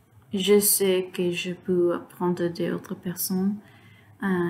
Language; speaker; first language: French; non-native, learner; Spanish